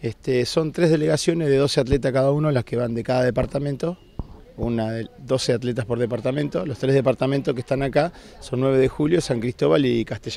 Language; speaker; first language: Spanish; native; Spanish